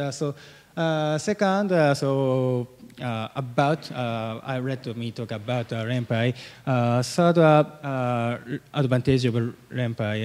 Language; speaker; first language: English; non-native, learner; Japanese